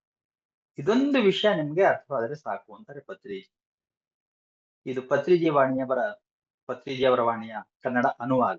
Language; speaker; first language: Kannada; native; Kannada